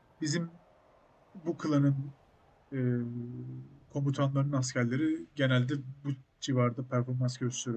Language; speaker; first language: Turkish; native; Turkish